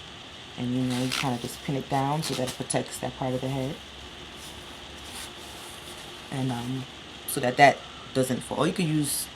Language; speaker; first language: English; native; English